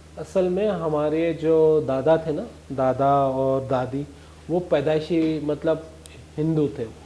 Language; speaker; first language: Urdu; non-native, local second language; Gujarati